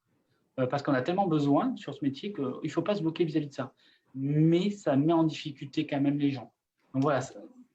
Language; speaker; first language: French; native; French